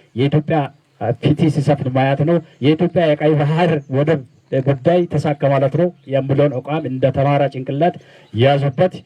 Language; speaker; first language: Amharic; non-native, local second language; Sidamo